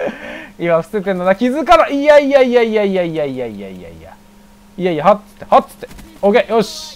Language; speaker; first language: Japanese; native; Japanese